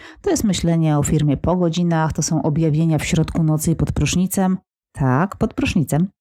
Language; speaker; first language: Polish; native; Polish